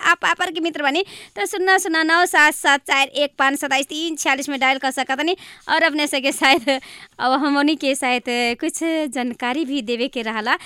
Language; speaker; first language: Bhojpuri; non-native, local second language; Maithili